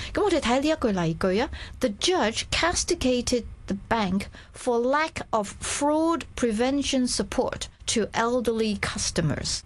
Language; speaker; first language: English; non-native, local second language; Cantonese